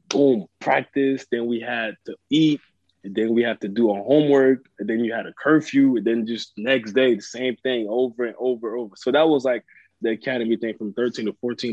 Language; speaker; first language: English; early bilingual, other home language; French